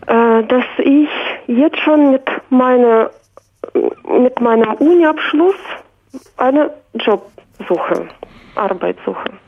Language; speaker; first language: German; non-native, fluent; Russian